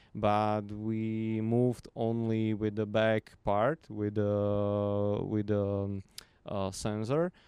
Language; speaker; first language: English; non-native, fluent; Slovak